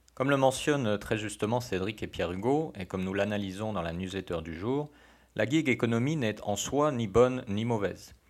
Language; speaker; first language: French; native; French